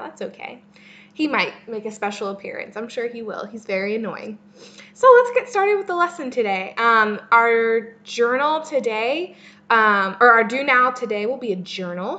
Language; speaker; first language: English; native; English